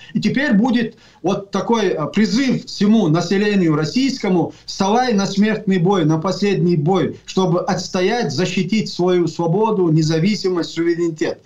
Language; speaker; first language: Russian; non-native, local second language; Chechen